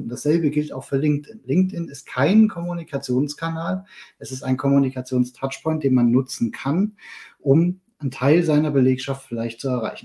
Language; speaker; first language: German; native; German